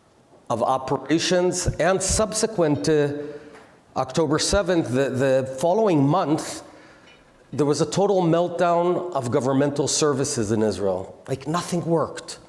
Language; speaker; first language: English; non-native, local second language; Hebrew